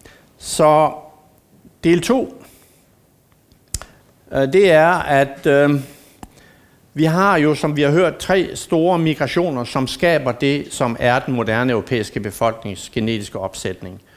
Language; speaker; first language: Danish; native; Danish